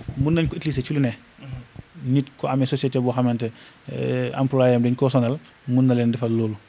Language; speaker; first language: Wolof; non-native, local second language; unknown